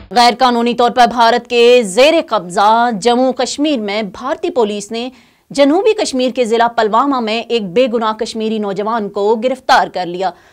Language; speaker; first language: Urdu; native; Urdu